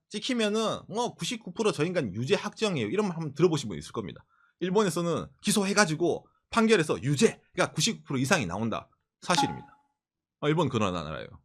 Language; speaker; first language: Korean; native; Korean